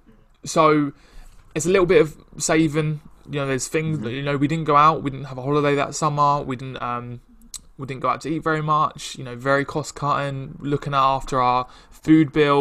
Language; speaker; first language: English; native; English